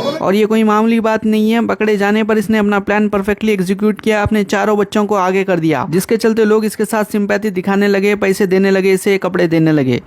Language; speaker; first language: Hindi; native; Hindi